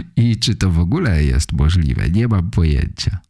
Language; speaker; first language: Polish; native; Polish